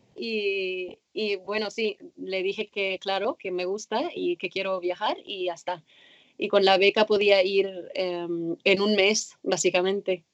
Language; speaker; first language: Spanish; non-native, fluent; Arabic